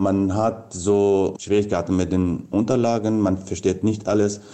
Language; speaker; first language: German; non-native, fluent; Kurdish